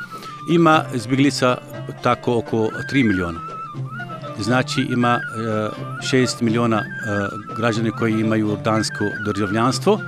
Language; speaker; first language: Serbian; non-native, learner; Arabic